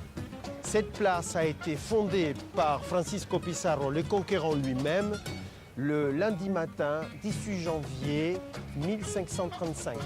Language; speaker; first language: French; non-native, fluent; Spanish